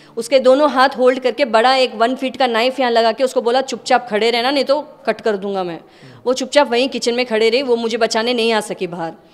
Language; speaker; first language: Hindi; native; Hindi